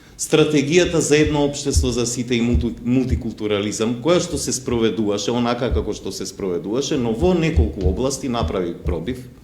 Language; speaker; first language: Macedonian; non-native, local second language; Albanian